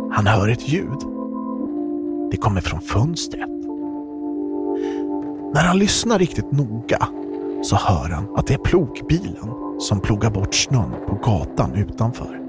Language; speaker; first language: Swedish; native; Swedish